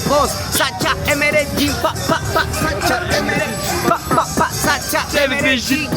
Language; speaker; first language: Spanish; native; Spanish